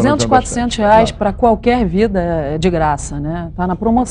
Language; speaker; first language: Portuguese; native; Portuguese